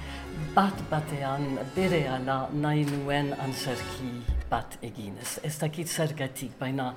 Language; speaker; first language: Basque; non-native, learner; English